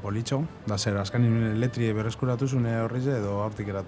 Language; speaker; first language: Basque; native; Basque